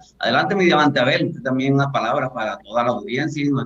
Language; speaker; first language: Spanish; native; Spanish